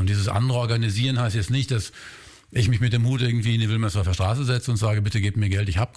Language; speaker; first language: German; native; German